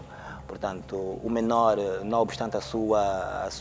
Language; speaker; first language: Portuguese; native; Portuguese